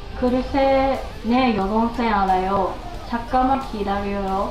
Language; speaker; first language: Korean; non-native, learner; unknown